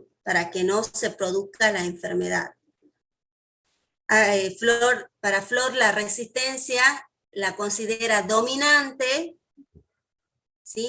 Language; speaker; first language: Spanish; native; Spanish